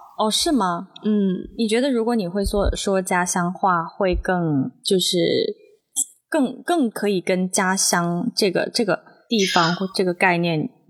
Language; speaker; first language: Chinese; native; Chinese